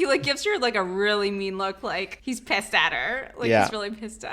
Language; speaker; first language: English; native; English